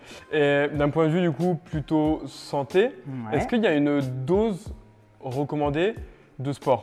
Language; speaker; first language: French; native; French